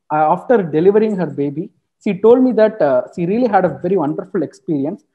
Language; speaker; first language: English; non-native, local second language; Tamil